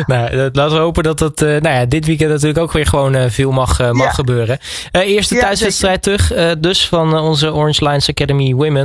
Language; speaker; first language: Dutch; native; Dutch